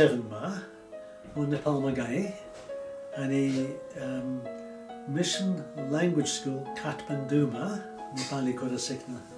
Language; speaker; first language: Nepali; non-native, fluent; English